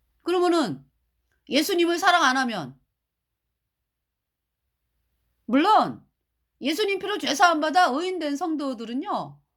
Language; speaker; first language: Korean; native; Korean